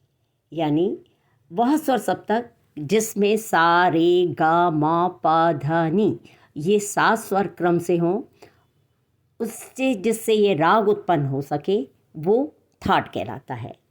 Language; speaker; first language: Hindi; native; Hindi